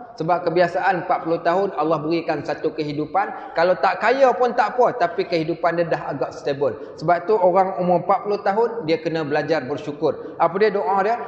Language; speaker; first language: Malay; native; Malay